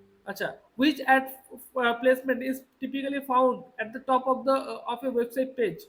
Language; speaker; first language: English; non-native, local second language; Bangla